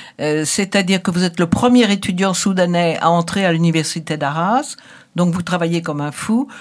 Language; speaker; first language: French; native; French